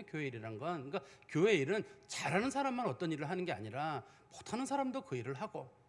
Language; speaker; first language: Korean; native; Korean